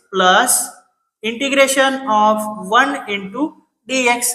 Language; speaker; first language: Hindi; non-native, local second language; Marathi